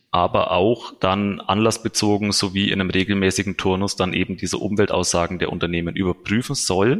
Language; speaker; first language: German; native; German